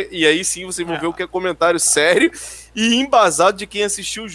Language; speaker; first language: Portuguese; native; Portuguese